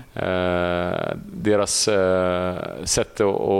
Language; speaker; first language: Swedish; early bilingual, other home language; Assyrian Neo-Aramaic